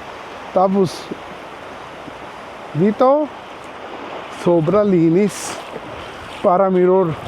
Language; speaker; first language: Filipino; non-native, learner; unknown